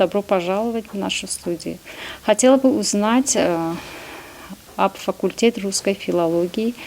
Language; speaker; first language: Russian; non-native, local second language; Tajik